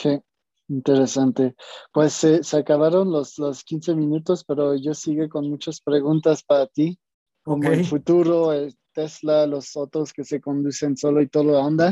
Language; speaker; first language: Spanish; non-native, fluent; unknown